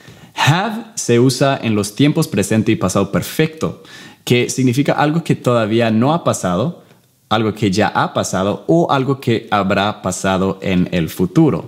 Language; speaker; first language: Spanish; non-native, fluent; English